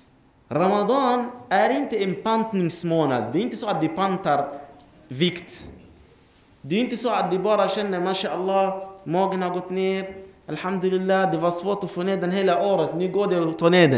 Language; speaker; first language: Swedish; non-native, fluent; Arabic